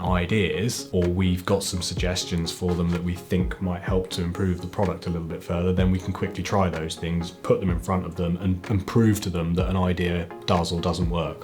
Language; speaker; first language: English; native; English